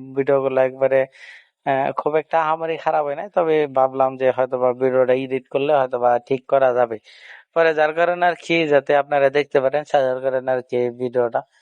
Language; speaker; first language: Bangla; native; Bangla